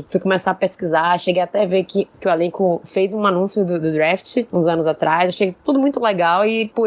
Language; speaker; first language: Portuguese; native; Portuguese